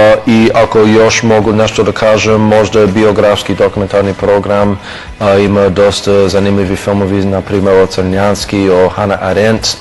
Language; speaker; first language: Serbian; non-native, fluent; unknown